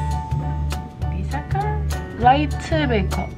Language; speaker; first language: Korean; non-native, learner; English